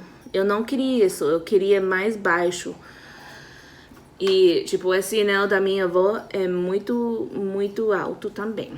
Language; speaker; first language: Portuguese; non-native, fluent; English